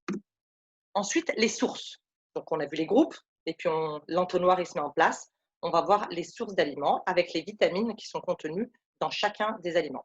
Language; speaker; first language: French; native; French